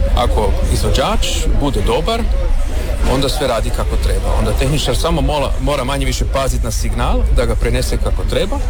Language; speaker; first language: Croatian; early bilingual, heritage; Croatian